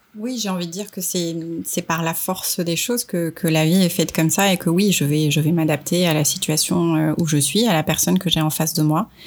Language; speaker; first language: French; non-native, local second language; Arabic